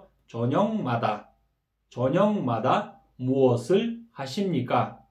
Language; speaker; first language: Korean; non-native, fluent; Kyrgyz